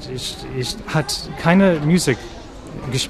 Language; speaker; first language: German; non-native, learner; English